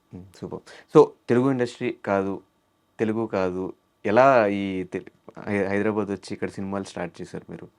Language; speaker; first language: Telugu; native; Telugu